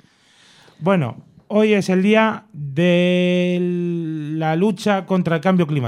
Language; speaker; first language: Spanish; native; Spanish